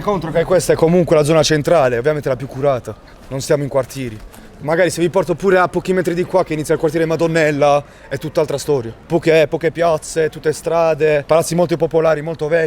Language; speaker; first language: Italian; native; Italian